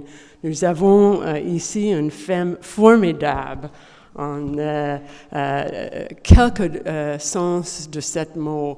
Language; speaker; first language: French; non-native, learner; English